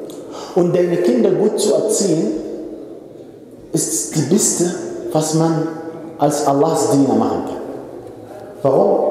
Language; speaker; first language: German; non-native, fluent; Arabic